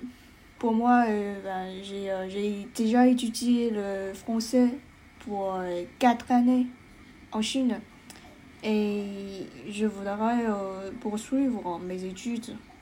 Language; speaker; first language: French; non-native, learner; Chinese